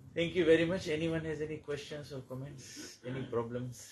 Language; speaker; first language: English; non-native, local second language; Hindi